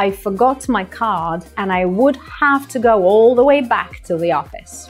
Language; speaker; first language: English; non-native, fluent; Russian